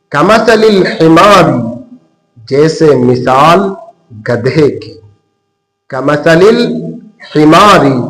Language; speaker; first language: Urdu; non-native, local second language; Bangla